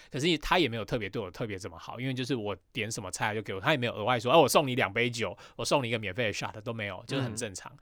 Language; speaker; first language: Chinese; native; Chinese